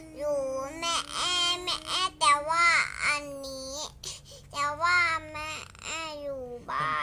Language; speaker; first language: Thai; native; Thai